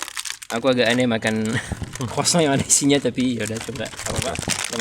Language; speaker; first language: Indonesian; non-native, fluent; French